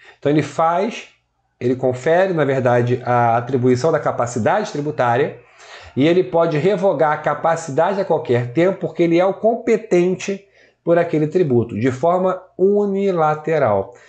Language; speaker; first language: Portuguese; native; Portuguese